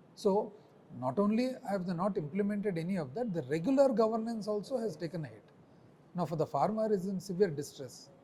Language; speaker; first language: English; non-native, local second language; Telugu